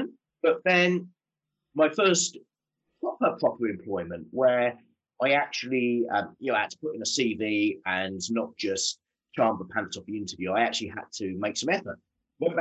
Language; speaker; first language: English; native; English